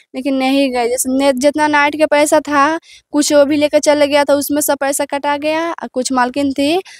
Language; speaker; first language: Hindi; native; Hindi